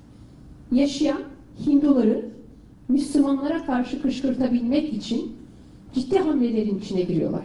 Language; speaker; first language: Turkish; native; Turkish